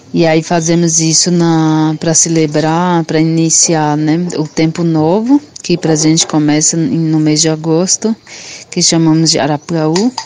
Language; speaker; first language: Portuguese; non-native, local second language; Guarani